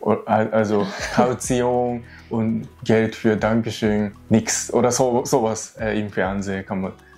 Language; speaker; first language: German; non-native, learner; Japanese